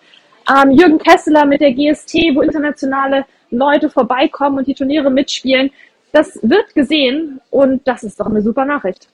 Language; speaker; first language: German; native; German